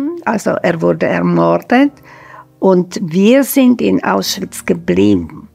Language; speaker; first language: German; non-native, fluent; Slovak